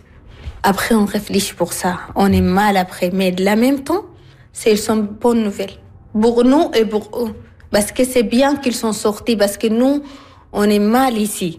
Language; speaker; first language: French; non-native, learner; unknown